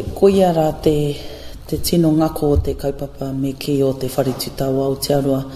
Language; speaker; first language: Māori; non-native, local second language; English